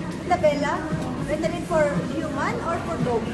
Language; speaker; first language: English; non-native, local second language; Filipino